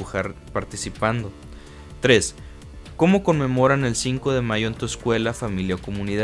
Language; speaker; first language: Spanish; native; Spanish